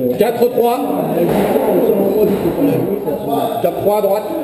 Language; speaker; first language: French; native; French